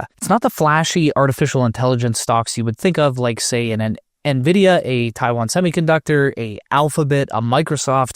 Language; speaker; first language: English; native; English